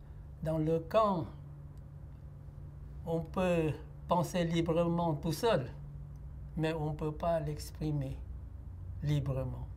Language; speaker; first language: French; non-native, fluent; Lao